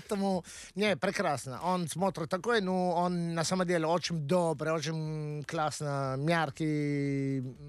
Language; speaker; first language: Russian; non-native, learner; Italian